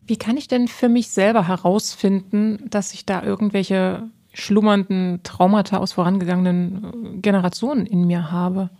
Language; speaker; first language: German; native; German